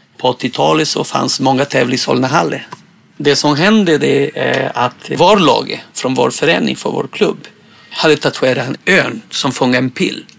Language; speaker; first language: Swedish; non-native, fluent; Spanish